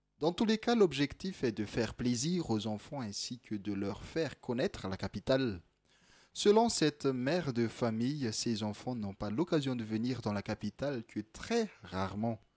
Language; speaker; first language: French; non-native, local second language; Malagasy